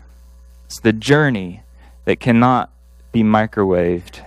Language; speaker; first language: English; native; English